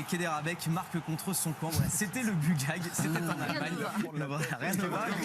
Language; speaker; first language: French; native; French